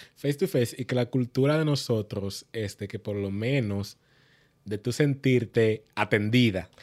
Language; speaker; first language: Spanish; native; Spanish